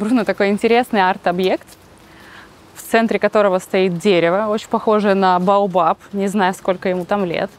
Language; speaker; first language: Russian; native; Russian